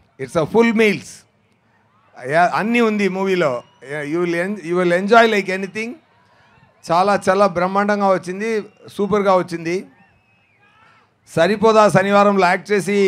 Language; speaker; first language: Telugu; non-native, learner; Tamil